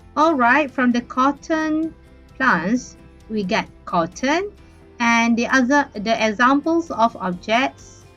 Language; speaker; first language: English; non-native, local second language; Malay